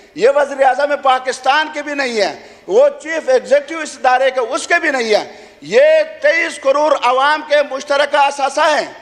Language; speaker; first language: Urdu; non-native, local second language; Khowar